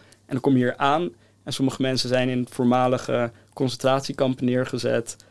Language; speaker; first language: Dutch; native; Dutch